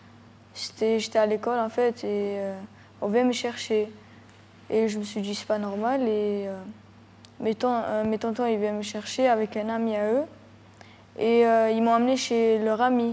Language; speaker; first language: French; early bilingual, other home language; Georgian